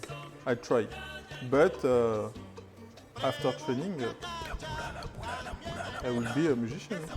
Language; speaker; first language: English; non-native, learner; French